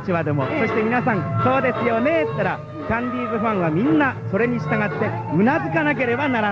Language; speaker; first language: Japanese; native; Japanese